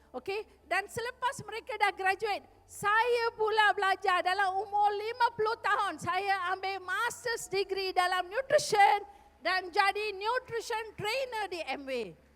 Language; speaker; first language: Malay; non-native, local second language; Tamil